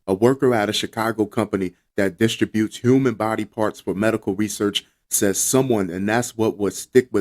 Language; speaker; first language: English; native; English